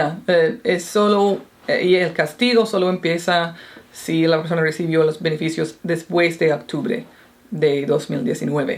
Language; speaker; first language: Spanish; non-native, fluent; English